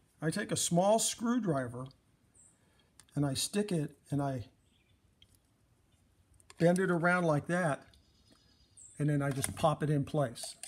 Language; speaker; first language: English; native; English